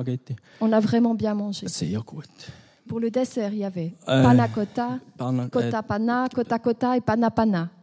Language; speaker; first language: French; native; French